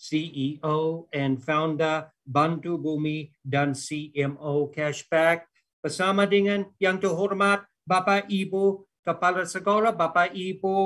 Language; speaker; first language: Indonesian; non-native, fluent; English